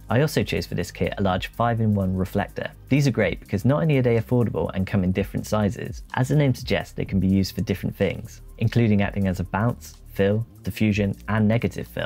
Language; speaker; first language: English; native; English